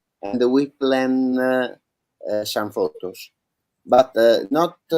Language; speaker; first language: English; non-native, learner; Italian